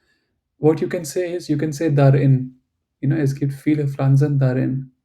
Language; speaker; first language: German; non-native, fluent; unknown